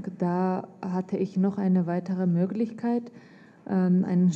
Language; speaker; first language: German; non-native, fluent; Armenian